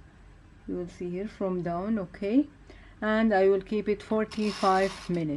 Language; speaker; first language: English; non-native, learner; Arabic